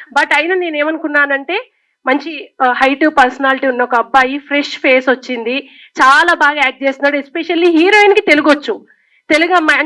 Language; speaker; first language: Telugu; native; Telugu